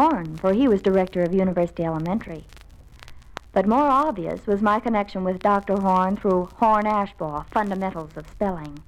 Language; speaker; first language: English; native; English